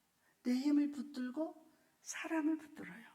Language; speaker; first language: Korean; native; Korean